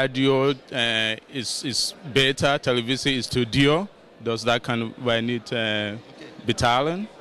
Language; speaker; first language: Dutch; non-native, fluent; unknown